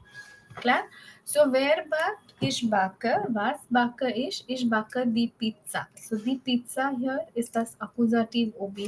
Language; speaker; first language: German; non-native, fluent; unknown